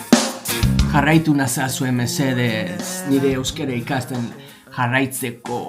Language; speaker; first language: Basque; non-native, learner; English